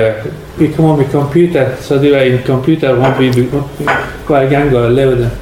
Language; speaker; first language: Danish; non-native, learner; Persian